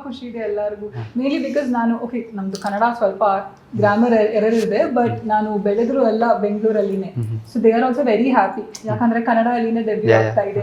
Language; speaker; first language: Kannada; non-native, local second language; Malayalam